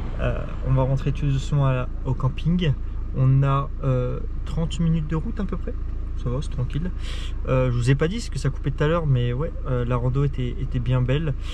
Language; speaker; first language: French; native; French